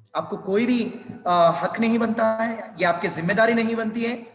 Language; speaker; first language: Hindi; non-native, local second language; Telugu